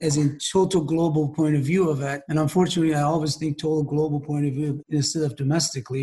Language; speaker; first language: English; non-native, fluent; Persian